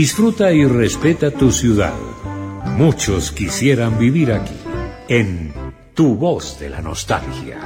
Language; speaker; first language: Spanish; native; Spanish